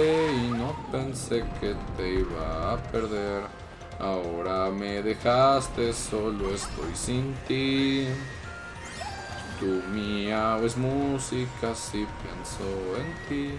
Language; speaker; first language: Spanish; native; Spanish